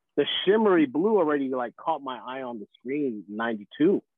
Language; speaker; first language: English; early bilingual, other home language; Filipino